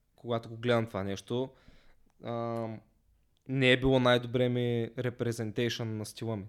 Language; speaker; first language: Bulgarian; native; Bulgarian